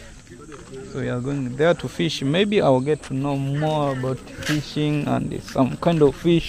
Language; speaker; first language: English; non-native, fluent; Rundi